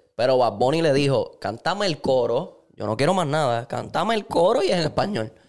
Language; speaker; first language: Spanish; native; Spanish